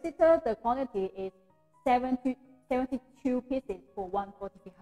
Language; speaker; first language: English; non-native, fluent; Chinese